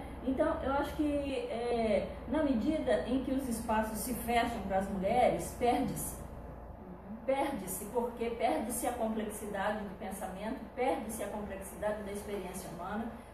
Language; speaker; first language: Portuguese; native; Portuguese